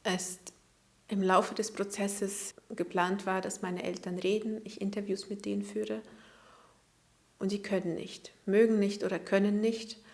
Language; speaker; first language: German; early bilingual, other home language; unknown